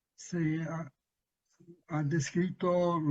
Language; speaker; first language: Spanish; non-native, fluent; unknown